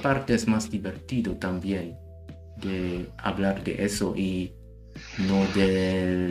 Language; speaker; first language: Spanish; non-native, learner; German